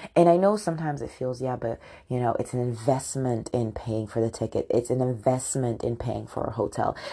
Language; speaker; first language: English; native; English